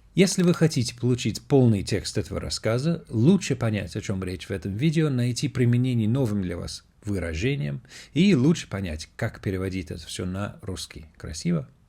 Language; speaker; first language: Russian; non-native, fluent; English